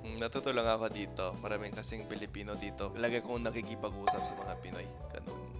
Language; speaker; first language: Filipino; non-native, fluent; English